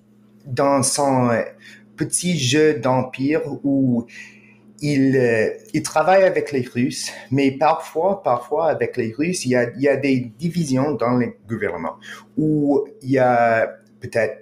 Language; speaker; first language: French; non-native, fluent; English